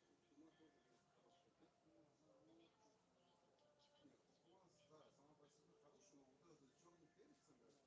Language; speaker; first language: Russian; native; Russian